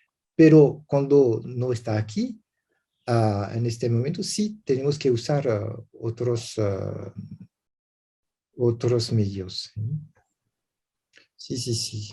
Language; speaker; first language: Spanish; non-native, learner; French